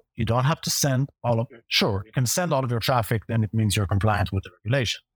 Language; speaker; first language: English; non-native, fluent; Hebrew